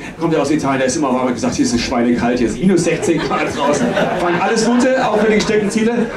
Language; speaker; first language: German; native; German